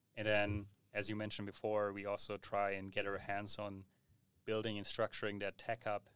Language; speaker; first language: English; non-native, fluent; German